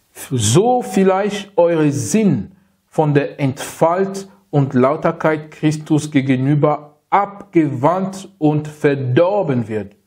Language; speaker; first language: German; non-native, learner; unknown